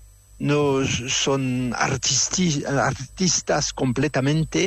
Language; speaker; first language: Spanish; non-native, fluent; French